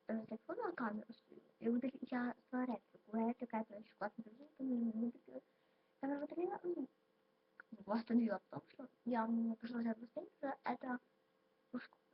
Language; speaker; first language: Russian; non-native, local second language; Ukrainian